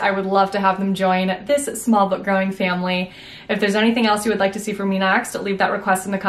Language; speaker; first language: English; native; English